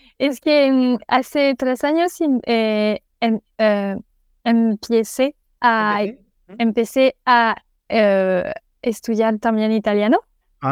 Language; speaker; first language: Spanish; non-native, learner; French